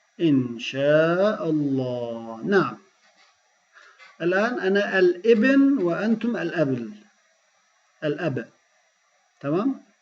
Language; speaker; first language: Arabic; non-native, fluent; Turkish